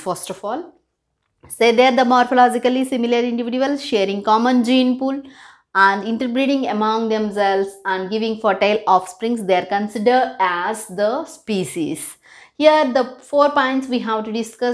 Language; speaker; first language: English; non-native, local second language; Telugu